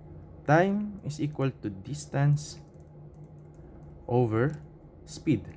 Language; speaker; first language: English; non-native, local second language; Filipino